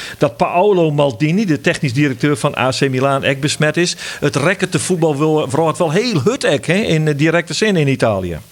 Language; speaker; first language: Dutch; non-native, local second language; Western Frisian